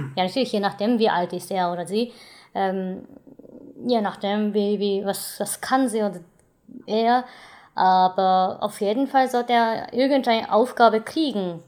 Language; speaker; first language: German; non-native, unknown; Japanese